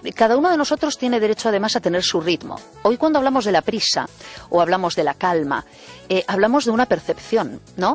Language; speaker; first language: Spanish; native; Spanish